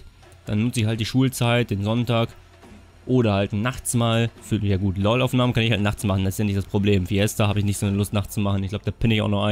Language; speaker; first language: German; native; German